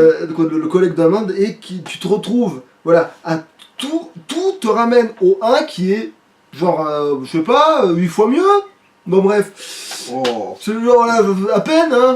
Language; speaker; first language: French; native; French